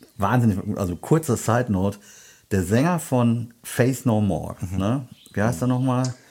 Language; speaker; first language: German; native; German